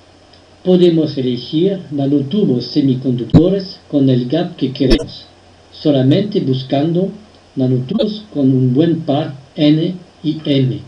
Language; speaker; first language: Spanish; non-native, fluent; French